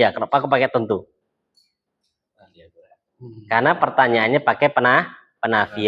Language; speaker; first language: Indonesian; native; Indonesian